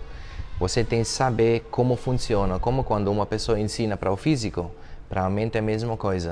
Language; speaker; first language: Portuguese; non-native, fluent; German